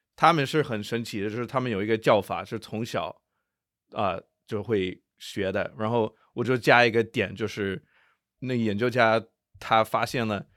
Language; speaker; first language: Chinese; native; Chinese